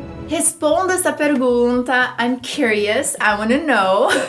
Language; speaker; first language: English; non-native, fluent; Portuguese